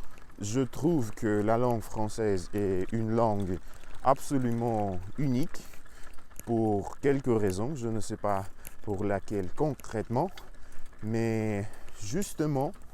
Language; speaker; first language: French; non-native, learner; Russian